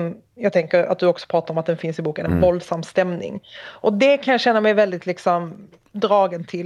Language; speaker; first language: Swedish; native; Swedish